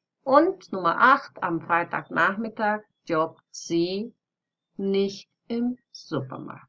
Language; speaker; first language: German; non-native, fluent; Spanish